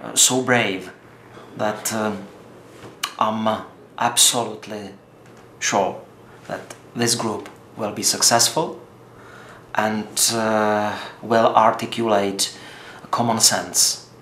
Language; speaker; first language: English; non-native, fluent; Czech